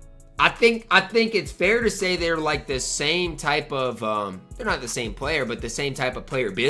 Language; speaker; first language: English; native; English